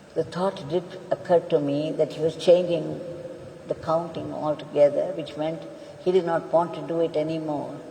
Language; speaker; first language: English; non-native, local second language; Tamil